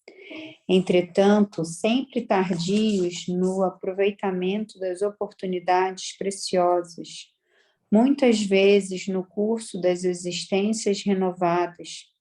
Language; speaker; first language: Portuguese; native; Portuguese